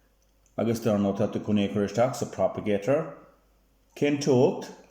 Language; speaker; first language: Irish; native; Irish